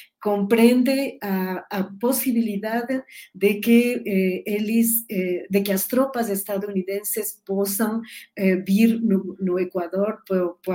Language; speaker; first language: Portuguese; non-native, learner; Spanish